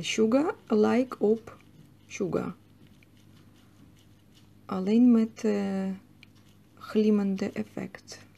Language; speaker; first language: Dutch; non-native, learner; Russian